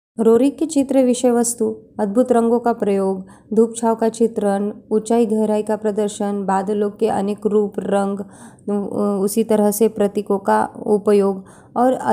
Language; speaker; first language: Hindi; non-native, local second language; Marathi